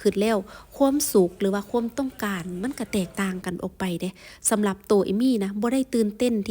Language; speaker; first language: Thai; non-native, local second language; Northeastern Thai